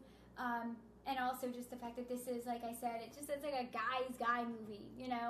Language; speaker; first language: English; native; English